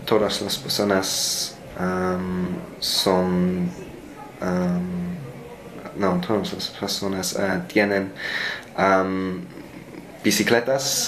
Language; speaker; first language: Spanish; non-native, learner; English